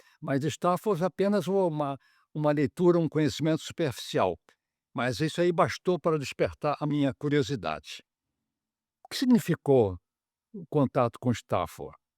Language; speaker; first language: Portuguese; native; Portuguese